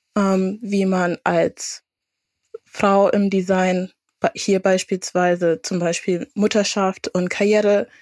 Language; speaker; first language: German; native; German